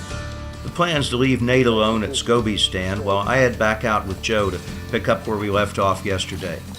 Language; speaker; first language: English; native; English